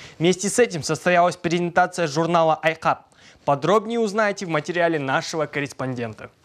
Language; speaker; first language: Russian; non-native, local second language; Kazakh